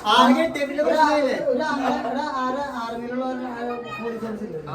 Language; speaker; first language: Malayalam; non-native, learner; Nepali